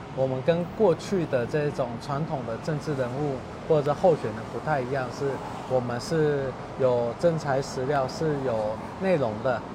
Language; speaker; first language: Chinese; native; Chinese